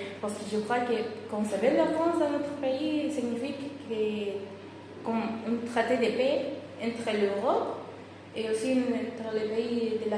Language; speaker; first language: French; non-native, fluent; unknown